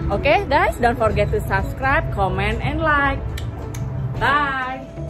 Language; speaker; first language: English; non-native, learner; Indonesian